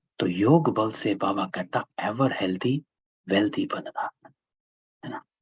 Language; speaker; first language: Hindi; native; Hindi